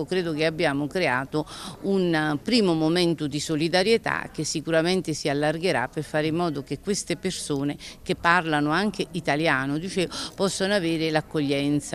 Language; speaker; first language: Italian; native; Italian